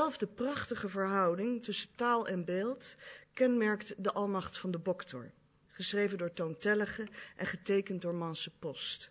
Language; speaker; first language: Dutch; native; Dutch